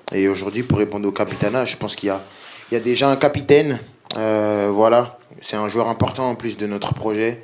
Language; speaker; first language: French; native; French